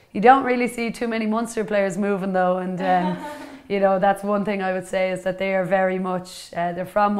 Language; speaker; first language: English; native; English